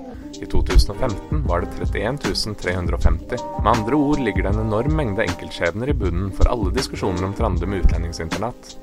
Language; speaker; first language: Norwegian; native; Norwegian